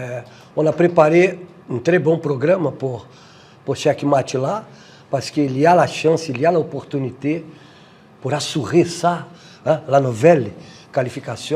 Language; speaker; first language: French; non-native, fluent; Portuguese